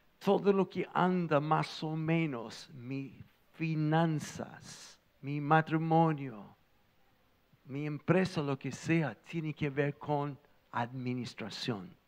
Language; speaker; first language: Spanish; non-native, fluent; English